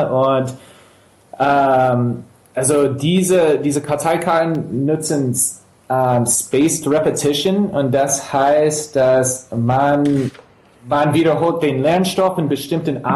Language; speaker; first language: German; non-native, fluent; English